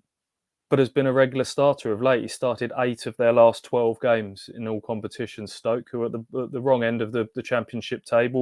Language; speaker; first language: English; native; English